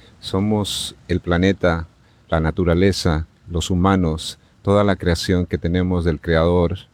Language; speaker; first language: Spanish; native; Spanish